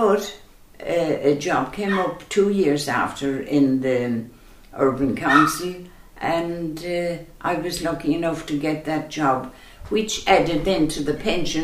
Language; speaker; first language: English; native; English